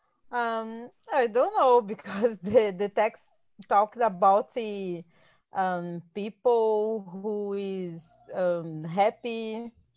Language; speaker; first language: English; non-native, learner; Portuguese